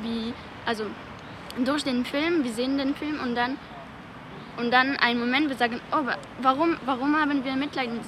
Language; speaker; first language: German; non-native, learner; French